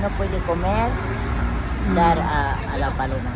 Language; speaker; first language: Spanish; non-native, learner; Filipino